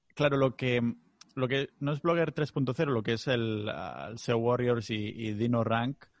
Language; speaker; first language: Spanish; non-native, local second language; Catalan